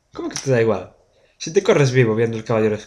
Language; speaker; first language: Spanish; native; Spanish